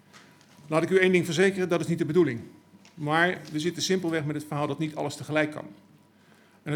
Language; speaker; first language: Dutch; native; Dutch